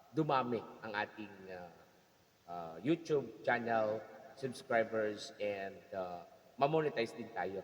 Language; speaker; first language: Filipino; non-native, local second language; Bikol